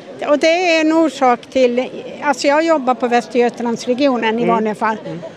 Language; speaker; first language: Swedish; native; Swedish